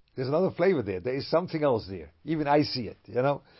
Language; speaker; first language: English; non-native, fluent; German